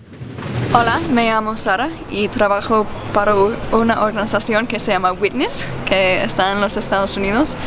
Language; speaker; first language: Spanish; non-native, fluent; English